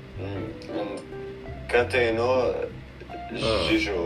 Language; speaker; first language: Japanese; non-native, learner; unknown